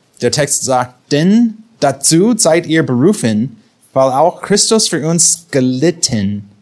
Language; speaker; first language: German; non-native, fluent; English